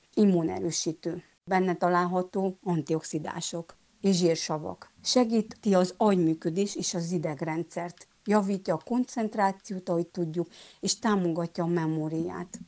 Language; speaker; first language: Hungarian; non-native, local second language; Romanian